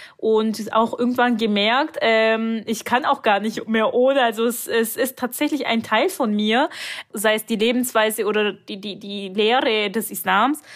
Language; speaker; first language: German; early bilingual, other home language; Turkish